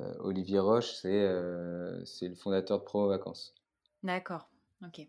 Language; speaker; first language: French; native; French